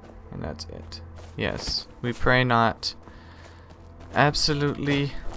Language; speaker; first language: English; native; English